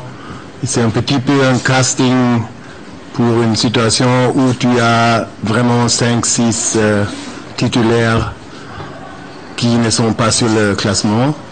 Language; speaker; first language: French; non-native, fluent; German